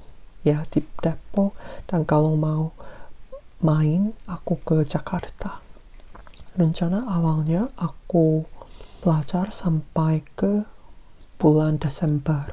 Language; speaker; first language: Indonesian; non-native, fluent; Korean